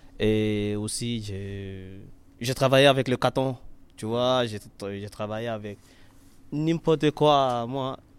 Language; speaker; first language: French; non-native, learner; Yoruba